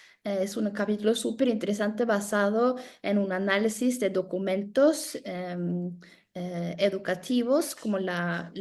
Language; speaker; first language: Spanish; non-native, fluent; Norwegian